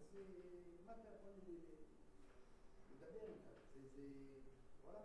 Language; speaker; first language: Hebrew; non-native, fluent; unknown